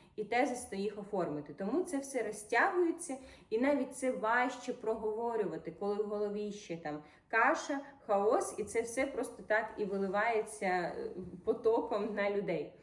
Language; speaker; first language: Ukrainian; non-native, local second language; Russian